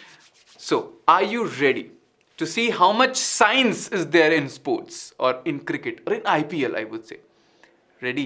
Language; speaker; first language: English; non-native, local second language; Hindi